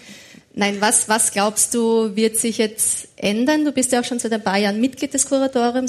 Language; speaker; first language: German; native; German